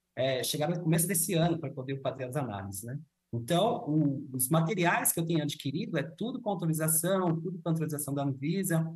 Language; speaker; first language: Portuguese; native; Portuguese